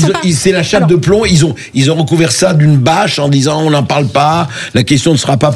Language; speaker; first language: French; native; French